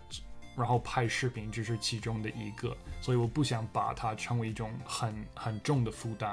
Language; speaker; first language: Chinese; non-native, fluent; English